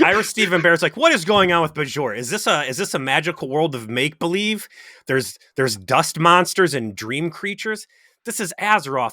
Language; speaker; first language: English; native; English